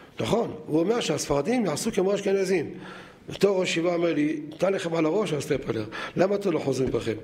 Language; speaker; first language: Hebrew; native; Hebrew